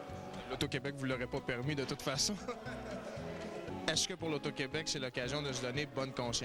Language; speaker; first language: French; native; French